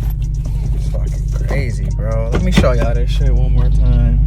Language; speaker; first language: English; native; English